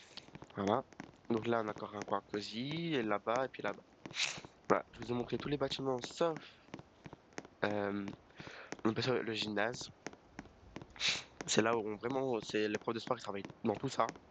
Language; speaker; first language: French; native; French